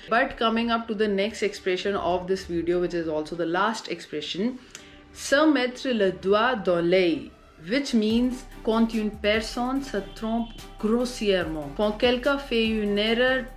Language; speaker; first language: French; non-native, fluent; Hindi